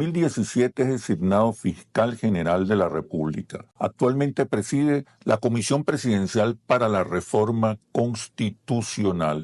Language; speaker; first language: Spanish; native; Spanish